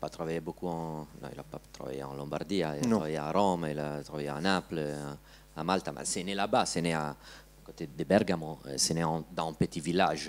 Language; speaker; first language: French; non-native, learner; Italian